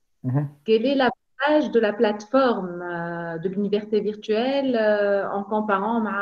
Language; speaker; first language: French; non-native, local second language; Arabic